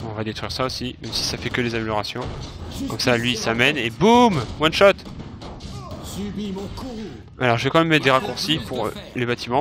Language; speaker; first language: French; native; French